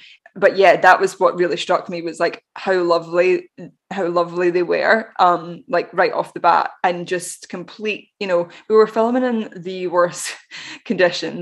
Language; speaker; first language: English; native; English